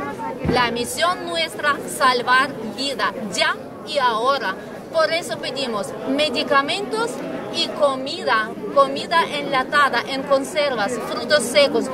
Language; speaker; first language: Spanish; non-native, fluent; Ukrainian